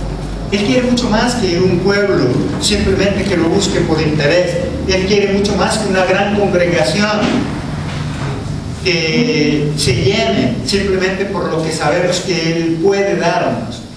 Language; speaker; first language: Spanish; native; Spanish